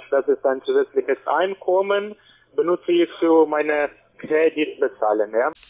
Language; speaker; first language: German; non-native, learner; Polish